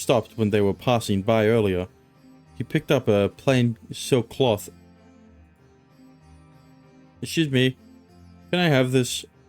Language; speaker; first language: English; native; English